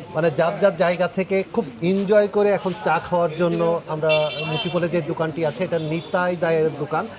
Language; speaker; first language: Bangla; native; Bangla